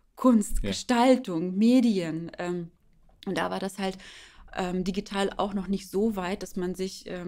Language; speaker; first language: German; early bilingual, other home language; Russian